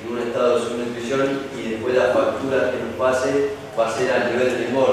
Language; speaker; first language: Spanish; native; Spanish